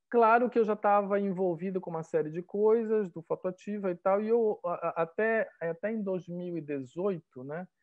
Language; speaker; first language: Portuguese; native; Portuguese